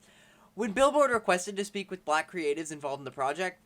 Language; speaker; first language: English; native; English